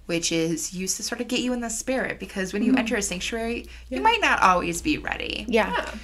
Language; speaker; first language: English; native; English